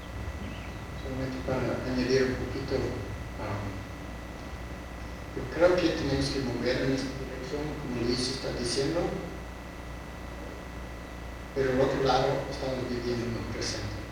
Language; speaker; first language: Spanish; non-native, fluent; English